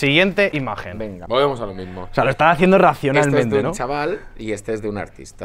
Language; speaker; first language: Spanish; native; Spanish